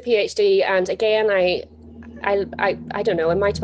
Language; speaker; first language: English; native; English